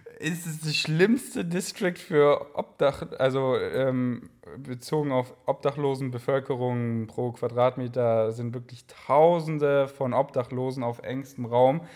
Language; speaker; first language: German; native; German